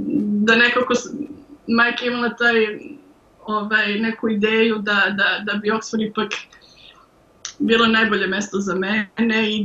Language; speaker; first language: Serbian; early bilingual, heritage; Serbian